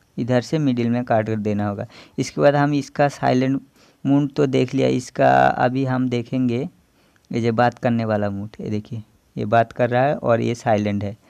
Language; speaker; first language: Hindi; non-native, local second language; Bangla